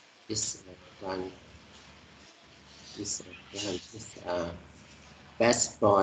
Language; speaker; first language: English; non-native, learner; Vietnamese